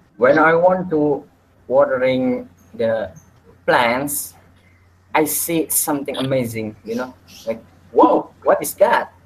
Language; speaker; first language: English; non-native, learner; Indonesian